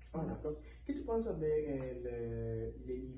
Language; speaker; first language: French; non-native, learner; Spanish